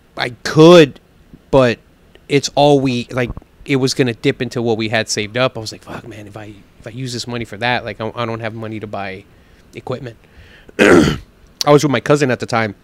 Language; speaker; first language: English; native; English